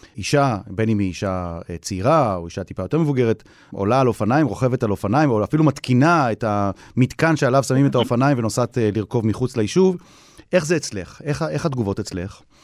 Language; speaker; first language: Hebrew; native; Hebrew